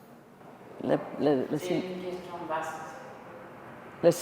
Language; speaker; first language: French; non-native, fluent; Spanish